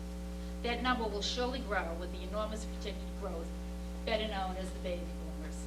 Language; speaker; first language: English; native; English